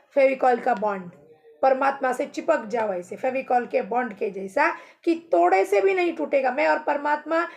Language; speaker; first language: Hindi; non-native, local second language; Marathi